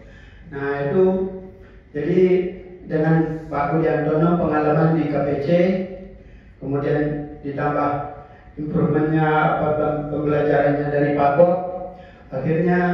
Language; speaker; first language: Indonesian; native; Indonesian